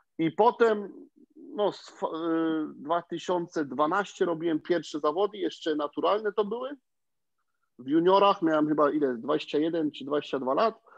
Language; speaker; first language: Polish; early bilingual, heritage; Polish